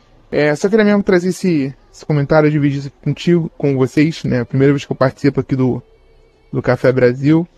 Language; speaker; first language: Portuguese; native; Portuguese